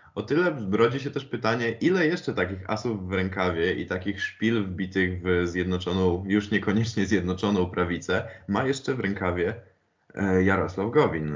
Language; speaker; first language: Polish; native; Polish